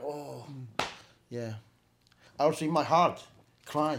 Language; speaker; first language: English; non-native, learner; Korean